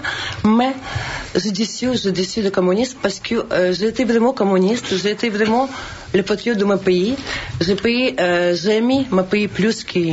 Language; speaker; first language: French; non-native, learner; Russian